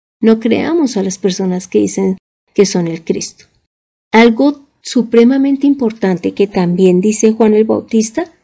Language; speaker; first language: Spanish; native; Spanish